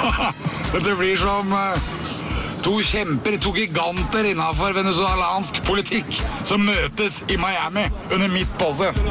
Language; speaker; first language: Norwegian; native; Norwegian